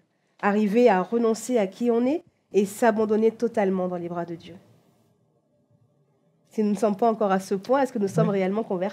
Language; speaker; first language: French; native; French